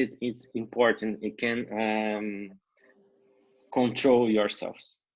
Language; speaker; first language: English; non-native, learner; Portuguese